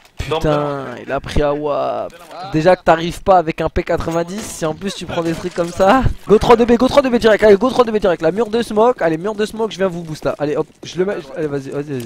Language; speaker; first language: French; native; French